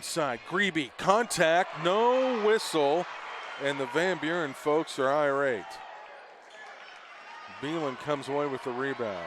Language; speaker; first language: English; native; English